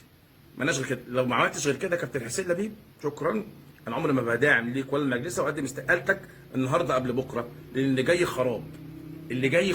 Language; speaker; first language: Arabic; native; Arabic